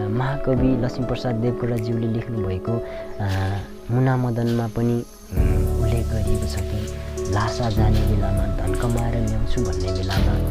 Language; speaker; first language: Nepali; non-native, local second language; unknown